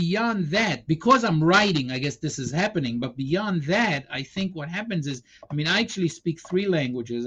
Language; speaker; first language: English; non-native, fluent; Hebrew